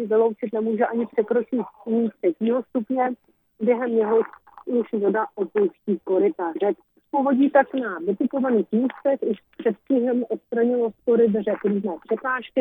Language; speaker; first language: Czech; native; Czech